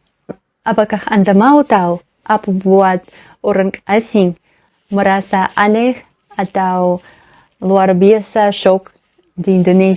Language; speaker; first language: Indonesian; non-native, learner; Russian